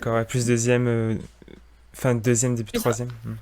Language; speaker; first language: French; native; French